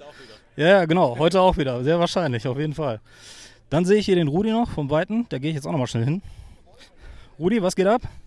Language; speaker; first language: German; native; German